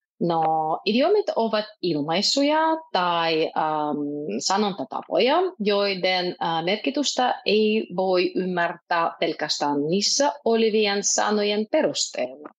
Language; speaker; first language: Finnish; non-native, fluent; Russian